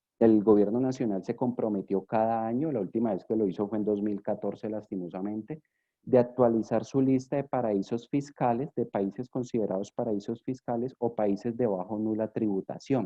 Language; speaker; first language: Spanish; native; Spanish